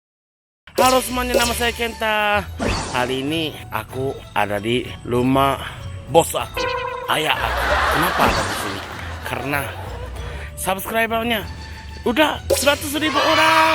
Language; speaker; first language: Indonesian; non-native, fluent; Japanese